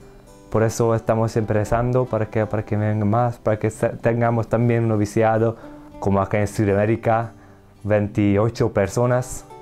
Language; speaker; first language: Spanish; non-native, learner; Hungarian